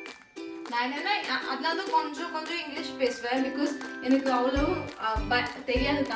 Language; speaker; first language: Tamil; non-native, learner; Hindi